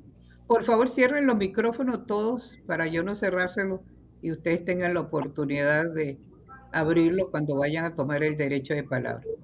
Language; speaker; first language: Spanish; native; Spanish